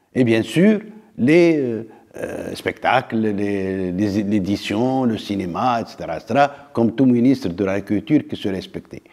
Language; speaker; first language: French; non-native, local second language; Arabic